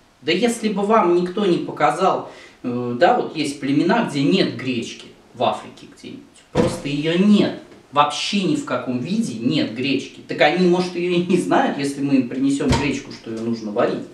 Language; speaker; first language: Russian; native; Russian